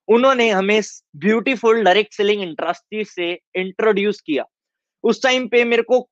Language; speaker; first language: Hindi; native; Hindi